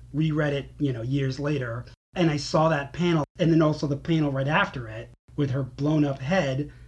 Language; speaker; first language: English; native; English